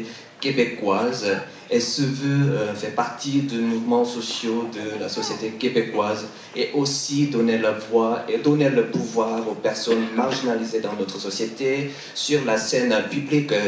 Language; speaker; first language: French; non-native, fluent; Korean